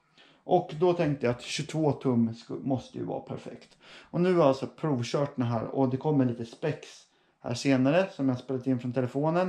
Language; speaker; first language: Swedish; native; Swedish